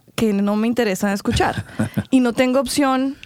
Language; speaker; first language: Spanish; native; Spanish